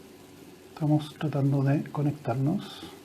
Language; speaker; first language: Spanish; native; Spanish